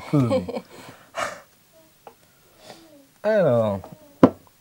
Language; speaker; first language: French; native; French